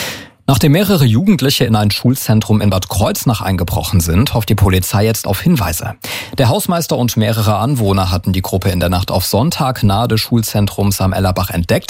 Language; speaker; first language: German; native; German